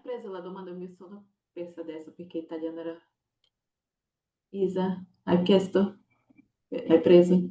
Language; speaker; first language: Italian; non-native, fluent; Portuguese